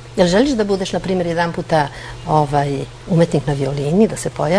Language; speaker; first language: Serbian; native; Serbian